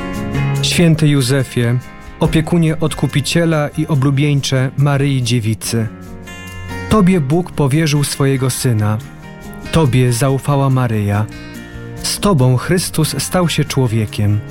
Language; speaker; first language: Polish; native; Polish